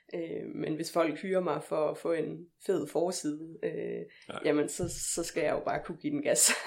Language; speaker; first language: Danish; native; Danish